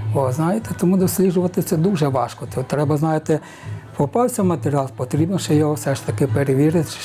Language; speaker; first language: Ukrainian; native; Ukrainian